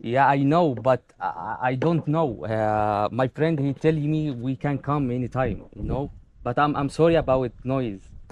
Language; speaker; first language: English; non-native, learner; Arabic